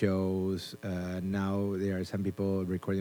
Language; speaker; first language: English; non-native, fluent; Spanish